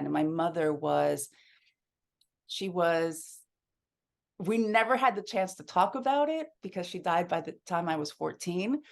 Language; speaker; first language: English; early bilingual, other home language; Spanish